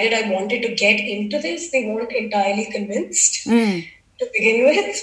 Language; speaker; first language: English; non-native, local second language; Gujarati